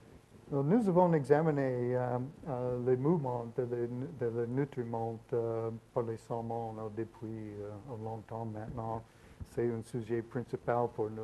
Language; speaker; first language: French; non-native, learner; English